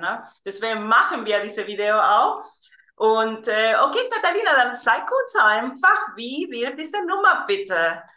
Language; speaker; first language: German; non-native, fluent; Spanish